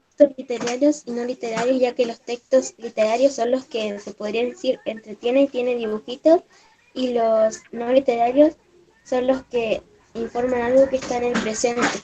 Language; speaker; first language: Spanish; native; Spanish